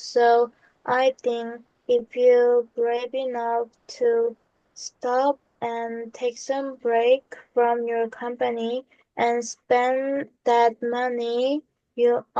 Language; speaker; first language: English; non-native, learner; Korean